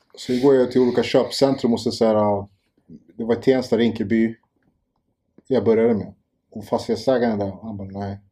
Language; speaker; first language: Swedish; early bilingual, other home language; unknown